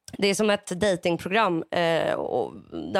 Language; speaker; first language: Swedish; native; Swedish